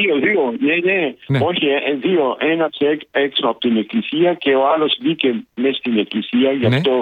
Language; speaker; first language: Greek; non-native, local second language; Arabic